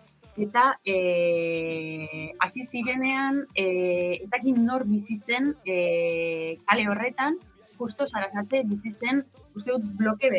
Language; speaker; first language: Basque; non-native, local second language; Spanish